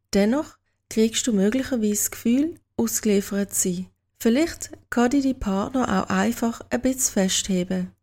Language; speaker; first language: German; native; German